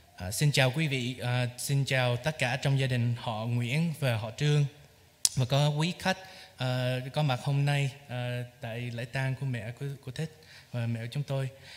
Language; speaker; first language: Vietnamese; early bilingual, heritage; Vietnamese